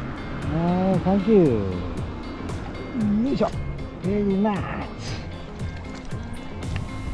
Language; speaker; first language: Japanese; native; Japanese